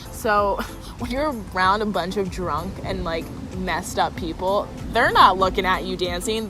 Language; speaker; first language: English; native; English